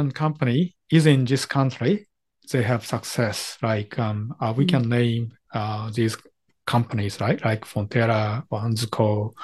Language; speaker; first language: English; non-native, fluent; Japanese